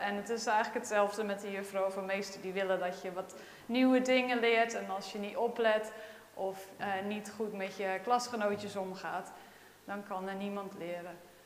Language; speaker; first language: Dutch; native; Dutch